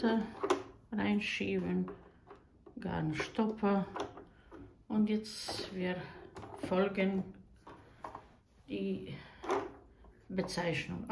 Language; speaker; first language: German; non-native, fluent; Croatian